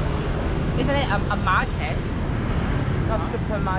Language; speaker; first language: English; non-native, fluent; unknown